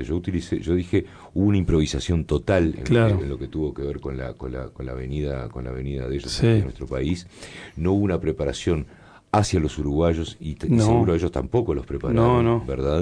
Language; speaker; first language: Spanish; native; Spanish